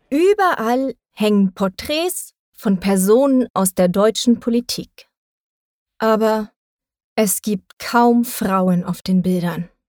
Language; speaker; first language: German; native; German